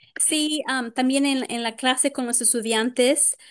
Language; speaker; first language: Spanish; early bilingual, heritage; Spanish